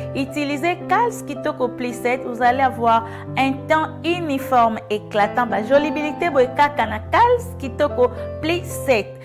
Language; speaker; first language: French; non-native, local second language; Lingala